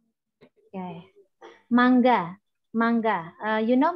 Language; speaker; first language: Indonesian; native; Indonesian